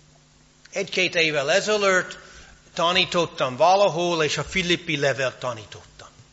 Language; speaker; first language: Hungarian; non-native, fluent; English